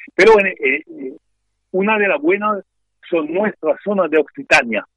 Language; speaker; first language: Spanish; non-native, learner; French